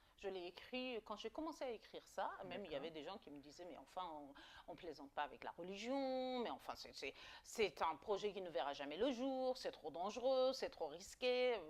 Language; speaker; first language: French; non-native, fluent; Persian